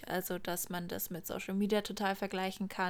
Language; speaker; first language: German; native; German